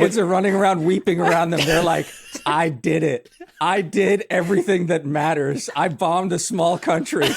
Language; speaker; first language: English; native; English